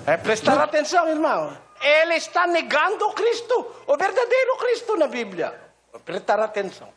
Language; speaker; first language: Portuguese; non-native, learner; Filipino